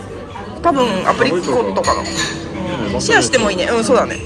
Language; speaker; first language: Japanese; native; Japanese